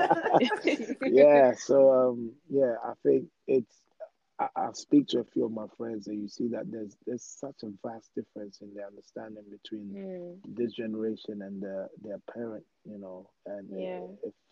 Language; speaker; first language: English; non-native, local second language; Akan